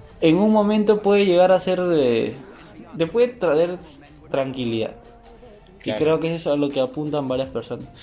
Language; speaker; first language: Spanish; native; Spanish